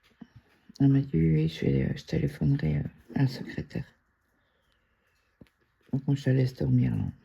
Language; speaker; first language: French; native; French